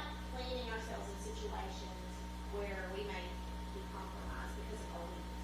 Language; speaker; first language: English; native; English